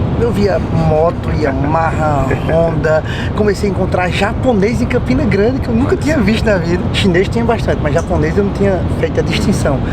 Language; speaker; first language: Portuguese; native; Portuguese